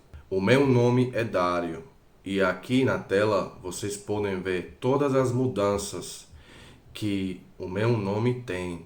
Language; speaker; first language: Portuguese; non-native, fluent; Croatian